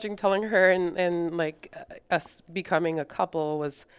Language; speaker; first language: English; early bilingual, other home language; Spanish